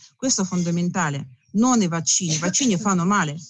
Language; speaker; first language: Italian; non-native, fluent; Russian